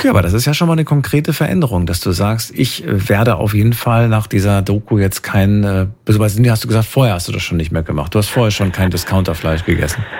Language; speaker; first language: German; native; German